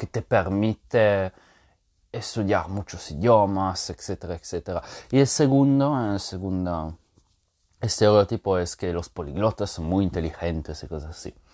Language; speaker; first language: Spanish; non-native, fluent; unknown